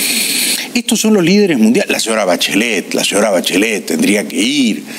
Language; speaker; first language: Spanish; native; Spanish